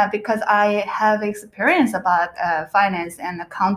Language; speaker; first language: English; non-native, learner; Korean